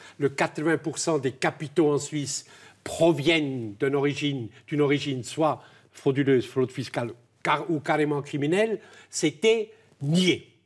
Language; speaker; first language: French; non-native, local second language; German